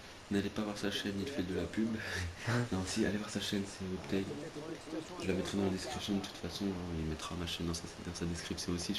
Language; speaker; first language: French; native; French